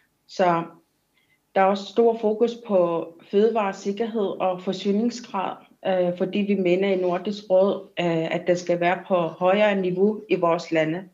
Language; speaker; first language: Danish; non-native, local second language; Kalaallisut